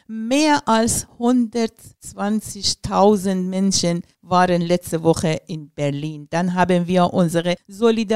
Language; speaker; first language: German; non-native, learner; Persian